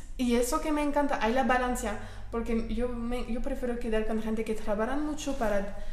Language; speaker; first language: Spanish; non-native, fluent; French